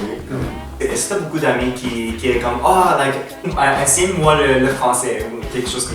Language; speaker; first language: French; non-native, learner; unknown